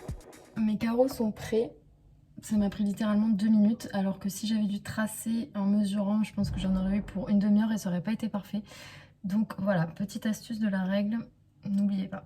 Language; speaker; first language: French; native; French